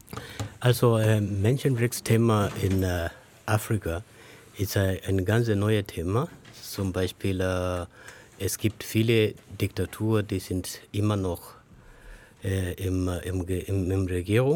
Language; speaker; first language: German; non-native, learner; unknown